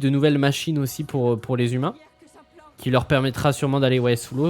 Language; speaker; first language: French; native; French